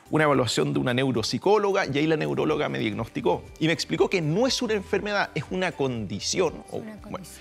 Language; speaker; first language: Spanish; native; Spanish